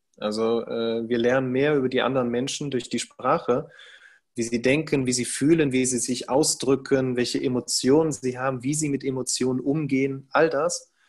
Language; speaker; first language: German; native; German